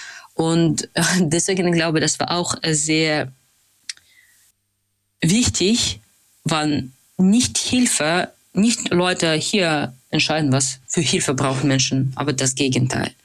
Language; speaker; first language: German; non-native, fluent; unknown